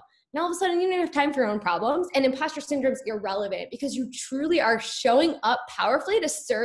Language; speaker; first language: English; native; English